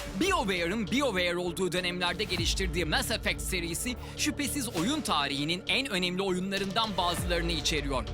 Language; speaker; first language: Turkish; native; Turkish